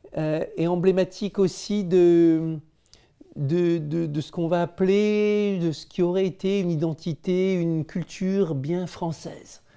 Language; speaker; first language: French; native; French